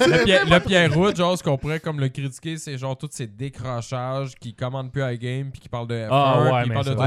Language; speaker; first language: French; native; French